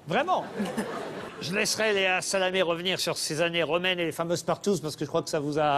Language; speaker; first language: French; native; French